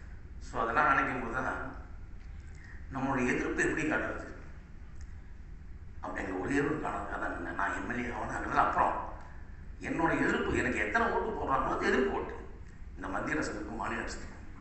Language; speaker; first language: Tamil; native; Tamil